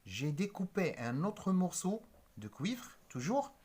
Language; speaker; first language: French; non-native, local second language; Arabic